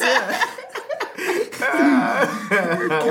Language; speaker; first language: English; native; English